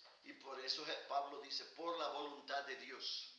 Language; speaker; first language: Spanish; native; Spanish